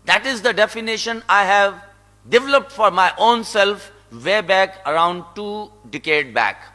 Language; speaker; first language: English; non-native, local second language; Sindhi